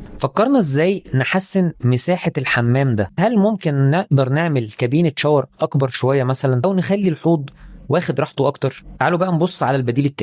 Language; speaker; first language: Arabic; native; Arabic